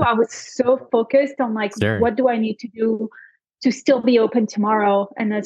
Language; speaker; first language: English; non-native, fluent; French